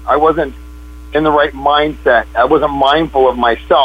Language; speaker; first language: English; native; English